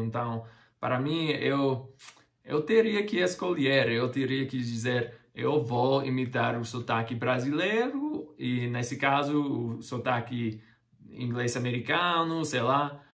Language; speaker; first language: Portuguese; non-native, fluent; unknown